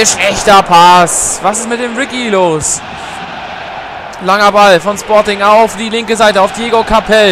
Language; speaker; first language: German; native; German